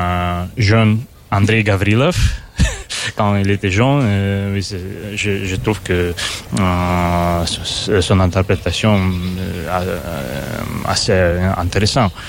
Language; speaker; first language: French; non-native, fluent; Russian